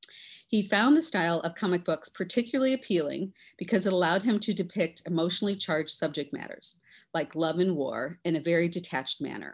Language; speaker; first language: English; native; English